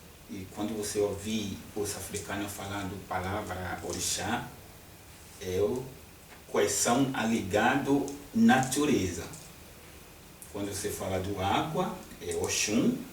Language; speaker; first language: Portuguese; non-native, fluent; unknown